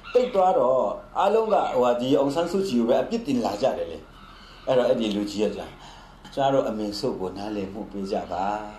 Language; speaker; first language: Burmese; non-native, local second language; Kachin